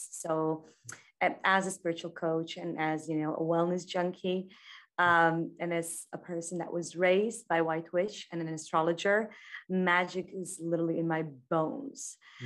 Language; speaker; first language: English; non-native, fluent; Croatian